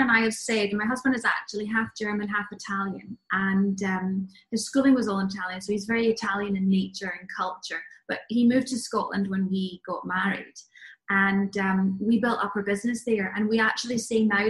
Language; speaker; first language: English; native; English